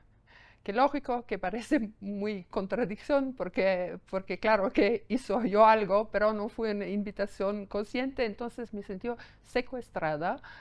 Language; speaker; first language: Spanish; non-native, fluent; German